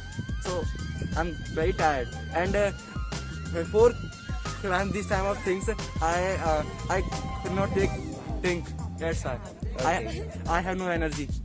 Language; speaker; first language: English; non-native, learner; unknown